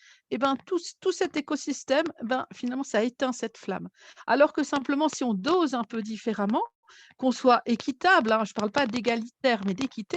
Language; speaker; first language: French; native; French